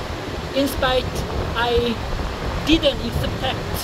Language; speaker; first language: English; non-native, learner; Korean